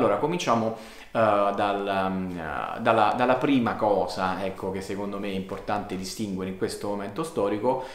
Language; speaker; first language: Italian; native; Italian